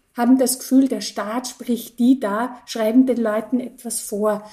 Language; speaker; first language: German; native; German